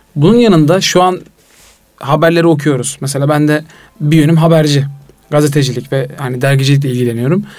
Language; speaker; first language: Turkish; native; Turkish